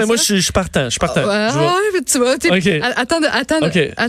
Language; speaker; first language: French; native; French